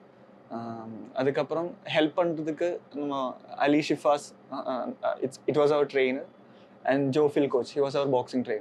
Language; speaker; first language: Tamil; non-native, learner; Malayalam